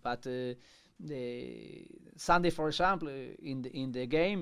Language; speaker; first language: English; non-native, learner; Spanish